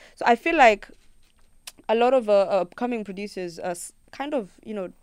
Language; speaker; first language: English; non-native, local second language; Luo (Kenya and Tanzania)